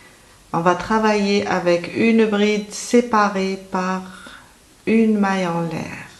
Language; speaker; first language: French; native; French